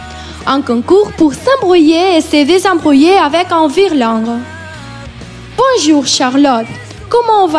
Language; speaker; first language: French; non-native, learner; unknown